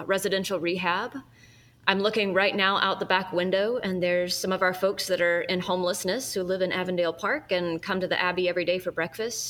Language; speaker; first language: English; native; English